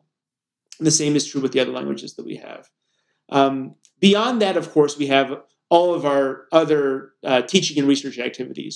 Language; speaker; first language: English; native; English